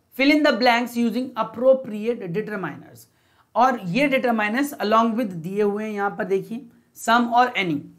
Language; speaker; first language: Hindi; native; Hindi